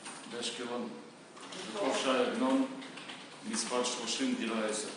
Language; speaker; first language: Hebrew; non-native, learner; Russian